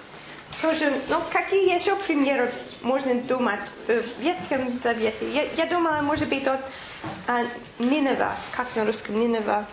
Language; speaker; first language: Russian; non-native, fluent; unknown